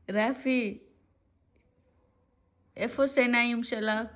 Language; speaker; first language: Hebrew; non-native, learner; Gujarati